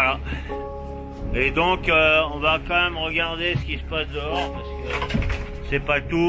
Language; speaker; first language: French; native; French